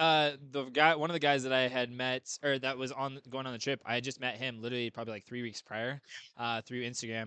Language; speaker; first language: English; native; English